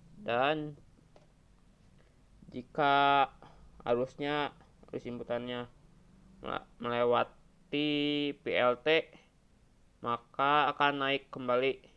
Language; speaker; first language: Indonesian; native; Indonesian